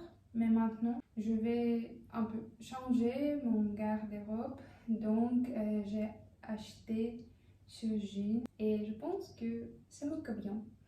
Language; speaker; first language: French; non-native, fluent; Russian